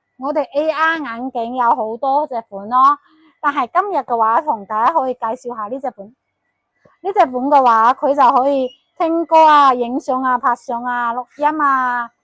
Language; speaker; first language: Cantonese; non-native, local second language; Chinese